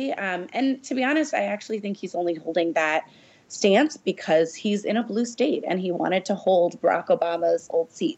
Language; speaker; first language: English; native; English